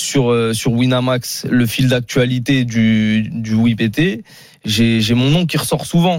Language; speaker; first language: French; native; French